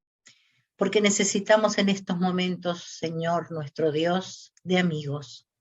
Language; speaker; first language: Spanish; native; Spanish